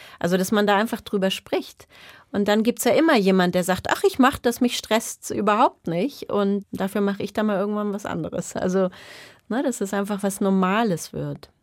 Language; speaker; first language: German; native; German